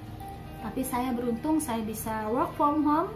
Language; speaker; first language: Indonesian; native; Indonesian